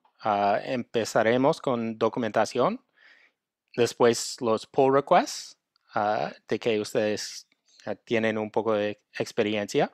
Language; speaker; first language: Spanish; non-native, fluent; English